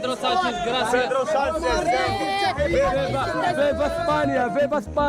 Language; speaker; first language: Spanish; non-native, learner; Arabic